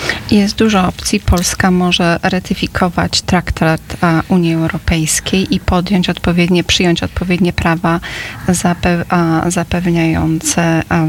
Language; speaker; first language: Polish; native; Polish